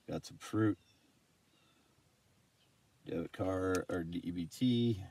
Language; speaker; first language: English; native; English